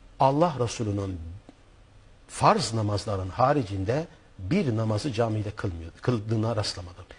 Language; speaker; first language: Turkish; native; Turkish